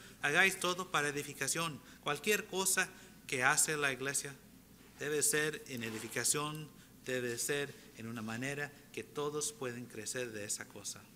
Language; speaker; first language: Spanish; early bilingual, heritage; English